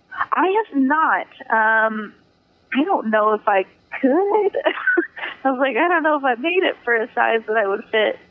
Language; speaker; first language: English; native; English